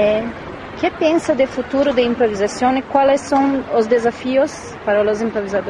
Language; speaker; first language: Spanish; non-native, learner; Portuguese